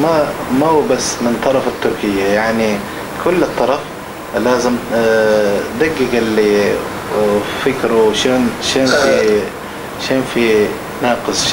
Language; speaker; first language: Arabic; non-native, learner; Turkish